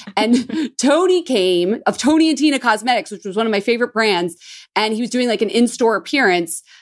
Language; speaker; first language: English; native; English